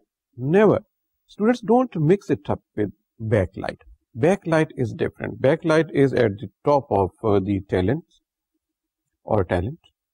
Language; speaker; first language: English; non-native, local second language; Urdu